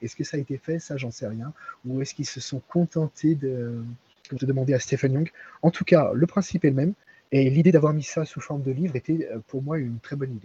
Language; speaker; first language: French; native; French